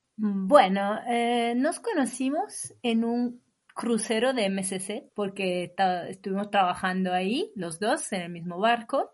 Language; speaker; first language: Spanish; non-native, fluent; Italian